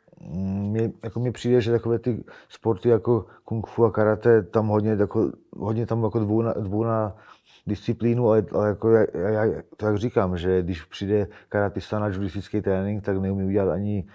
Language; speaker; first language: Czech; native; Czech